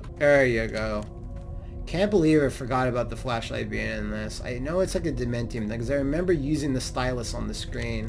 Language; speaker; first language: English; native; English